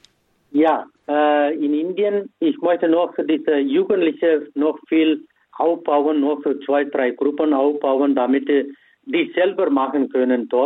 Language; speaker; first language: German; non-native, fluent; Tamil